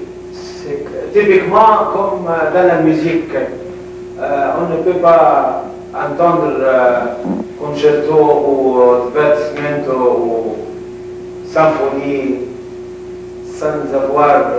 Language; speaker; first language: French; non-native, local second language; Arabic